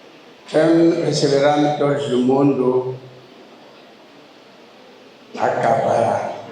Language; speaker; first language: Portuguese; non-native, learner; Lingala